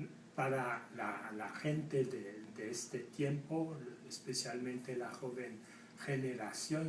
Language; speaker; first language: Spanish; non-native, fluent; French